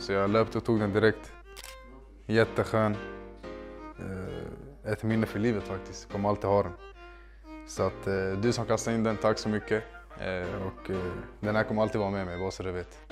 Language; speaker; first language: Swedish; native; Swedish